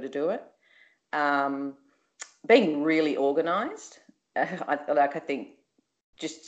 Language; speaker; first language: English; native; English